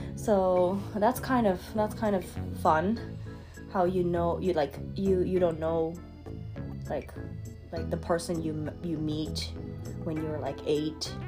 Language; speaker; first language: English; early bilingual, other home language; Japanese